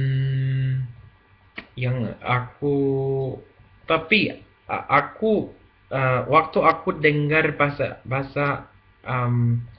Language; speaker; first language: Indonesian; non-native, learner; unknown